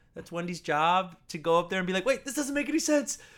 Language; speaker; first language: English; native; English